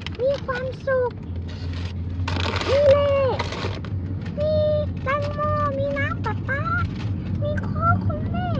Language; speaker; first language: Thai; native; Thai